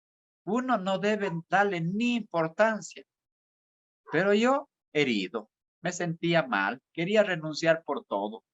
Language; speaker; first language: Spanish; native; Spanish